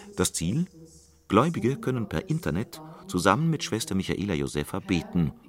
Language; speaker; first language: German; native; German